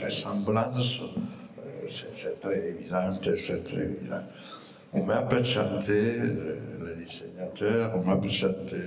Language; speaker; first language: French; non-native, fluent; Spanish